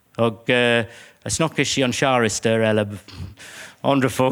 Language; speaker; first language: Norwegian; non-native, fluent; English